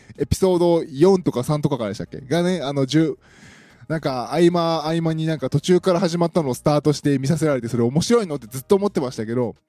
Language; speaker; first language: Japanese; native; Japanese